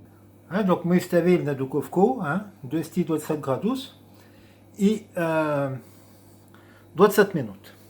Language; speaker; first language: Russian; non-native, learner; French